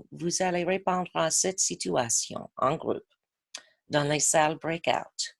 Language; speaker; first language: French; non-native, fluent; English